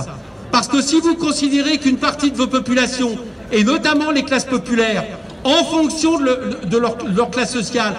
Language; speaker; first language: French; native; French